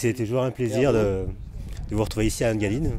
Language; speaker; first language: French; native; French